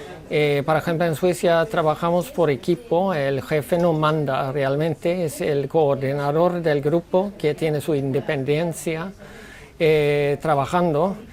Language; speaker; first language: Spanish; non-native, fluent; Swedish